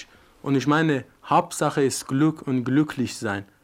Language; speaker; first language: German; non-native, fluent; Persian